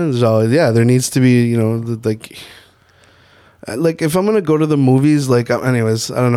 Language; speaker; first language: English; native; English